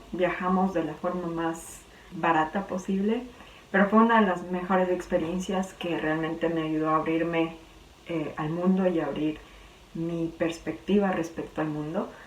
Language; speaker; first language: Spanish; native; Spanish